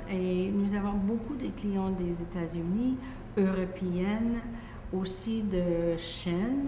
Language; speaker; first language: French; non-native, local second language; English